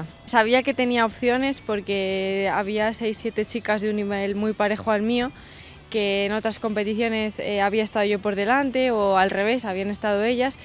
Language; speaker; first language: Spanish; native; Spanish